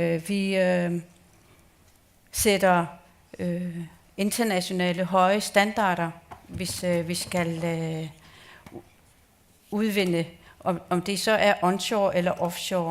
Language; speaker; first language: Danish; non-native, local second language; Kalaallisut